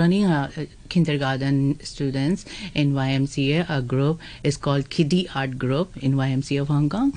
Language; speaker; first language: English; non-native, local second language; Urdu